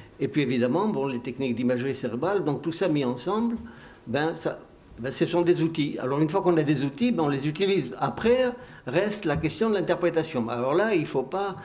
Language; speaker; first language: French; native; French